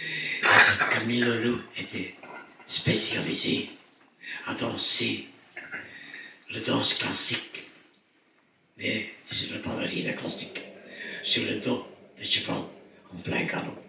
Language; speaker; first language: French; non-native, fluent; Dutch